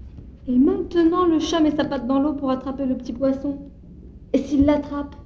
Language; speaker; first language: French; native; French